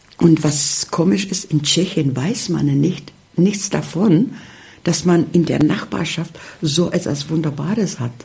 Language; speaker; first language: German; non-native, fluent; Czech